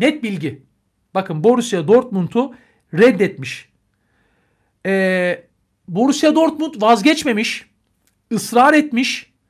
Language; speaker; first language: Turkish; native; Turkish